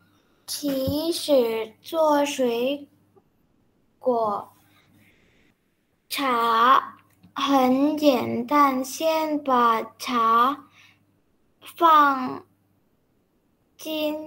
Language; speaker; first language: Chinese; non-native, learner; Indonesian